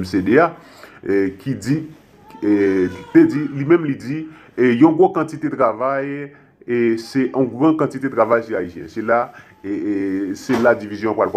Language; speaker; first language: Haitian Creole; native; Haitian Creole